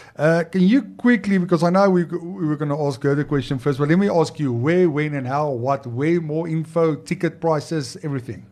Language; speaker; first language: English; non-native, local second language; Afrikaans